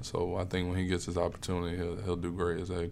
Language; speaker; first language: English; native; English